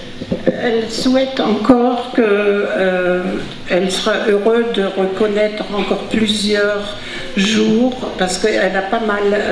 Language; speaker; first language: French; non-native, fluent; German